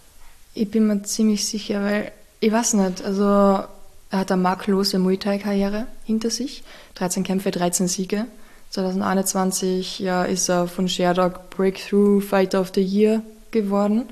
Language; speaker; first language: German; native; German